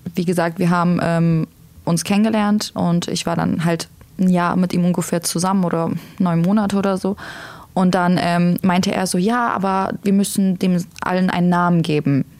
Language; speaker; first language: German; early bilingual, other home language; Turkish